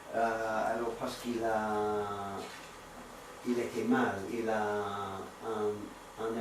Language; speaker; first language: French; non-native, learner; English